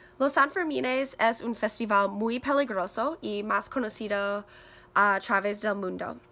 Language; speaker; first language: Spanish; non-native, learner; English